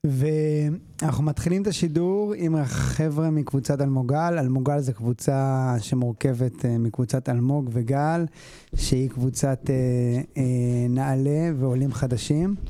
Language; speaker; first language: Hebrew; native; Hebrew